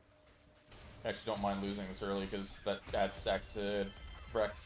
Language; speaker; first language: English; native; English